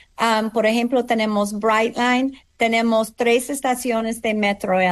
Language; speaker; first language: Spanish; non-native, fluent; English